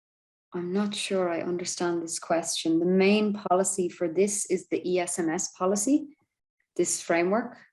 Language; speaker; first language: English; non-native, fluent; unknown